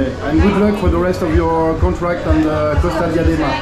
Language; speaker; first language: English; non-native, learner; French